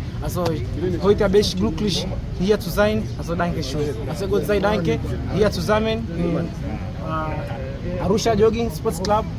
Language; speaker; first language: German; non-native, learner; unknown